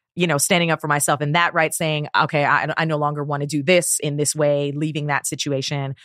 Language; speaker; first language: English; native; English